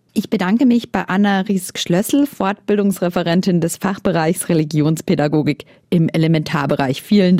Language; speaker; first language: German; native; German